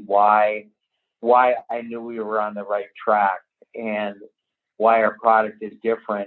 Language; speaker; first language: English; native; English